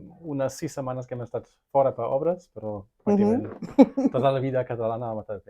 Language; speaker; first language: Catalan; non-native, fluent; German